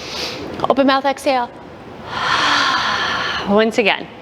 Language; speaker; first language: English; native; English